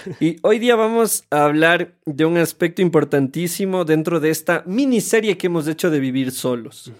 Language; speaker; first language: Spanish; native; Spanish